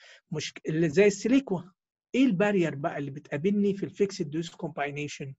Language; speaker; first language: Arabic; native; Arabic